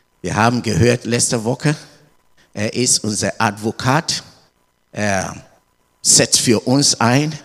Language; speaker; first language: German; non-native, learner; English